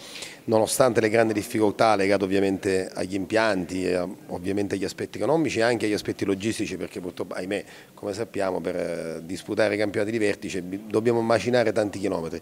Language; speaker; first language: Italian; native; Italian